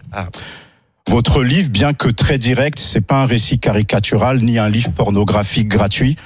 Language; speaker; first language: French; native; French